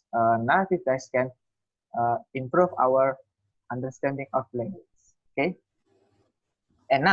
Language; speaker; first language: English; non-native, learner; Indonesian